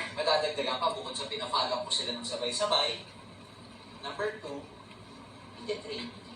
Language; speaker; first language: Filipino; native; Filipino